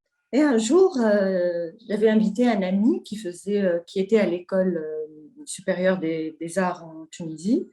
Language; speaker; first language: French; non-native, local second language; Arabic